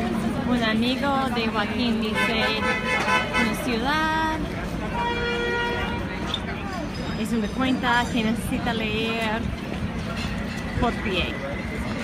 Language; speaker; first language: Spanish; non-native, learner; English